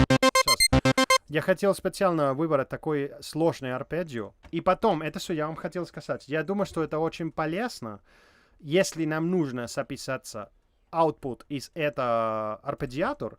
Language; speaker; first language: Russian; non-native, learner; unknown